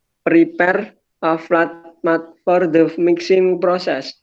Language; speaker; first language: English; non-native, learner; Indonesian